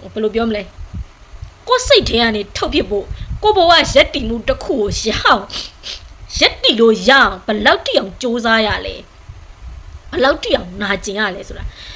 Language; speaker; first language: Burmese; native; Burmese